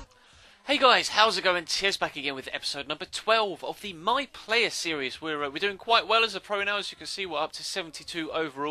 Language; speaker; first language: English; native; English